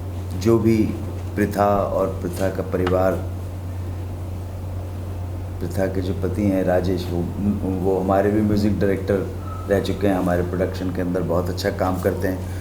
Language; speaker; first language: Hindi; native; Hindi